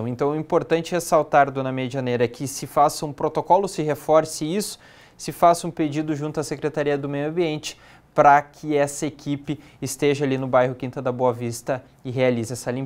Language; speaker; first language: Portuguese; native; Portuguese